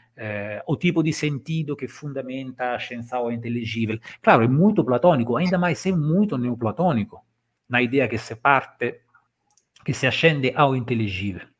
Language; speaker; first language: Portuguese; non-native, fluent; Italian